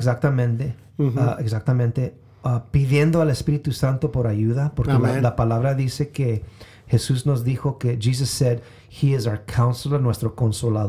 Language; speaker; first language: Spanish; early bilingual, heritage; Spanish